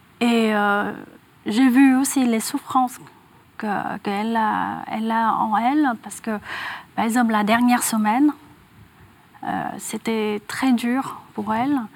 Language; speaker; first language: French; non-native, fluent; Vietnamese